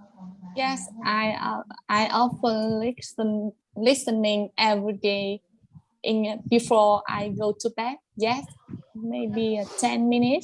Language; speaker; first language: English; non-native, learner; Vietnamese